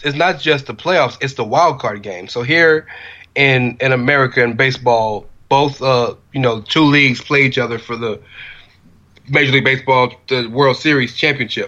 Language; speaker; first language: English; native; English